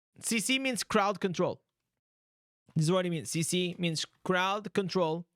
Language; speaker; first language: English; non-native, fluent; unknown